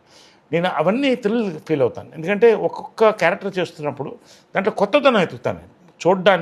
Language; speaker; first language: Telugu; native; Telugu